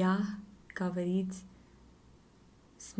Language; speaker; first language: Russian; non-native, learner; English